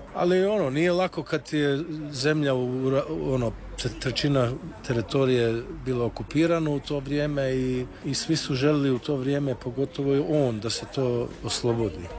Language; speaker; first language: Croatian; early bilingual, heritage; Croatian